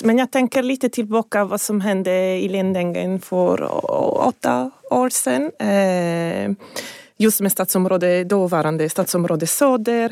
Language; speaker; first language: Swedish; non-native, fluent; Italian